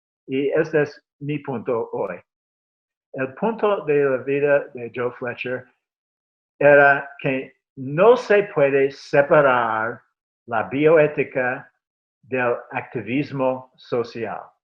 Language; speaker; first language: Spanish; non-native, fluent; English